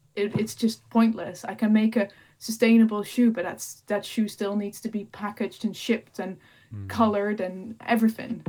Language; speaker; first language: English; non-native, fluent; Dutch